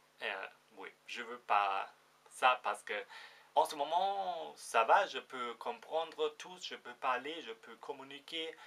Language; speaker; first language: French; non-native, fluent; German